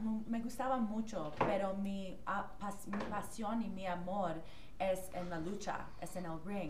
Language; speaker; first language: Spanish; non-native, learner; English